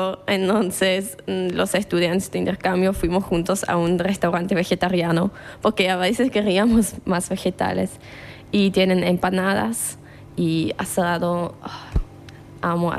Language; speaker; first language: Spanish; non-native, fluent; German